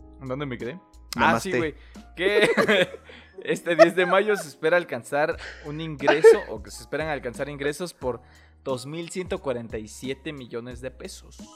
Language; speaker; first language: Spanish; native; Spanish